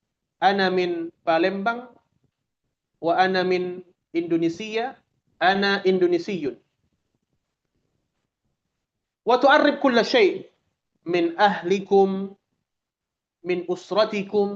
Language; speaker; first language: Arabic; non-native, fluent; Indonesian